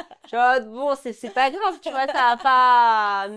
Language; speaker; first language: French; native; French